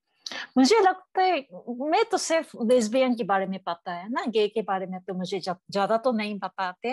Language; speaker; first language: Hindi; non-native, learner; Japanese